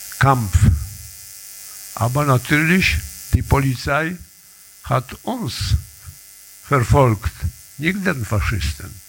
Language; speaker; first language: German; non-native, learner; Polish